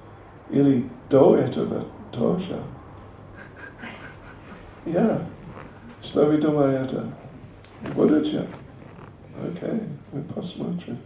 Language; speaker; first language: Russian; non-native, learner; English